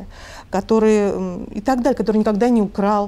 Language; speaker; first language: Russian; native; Russian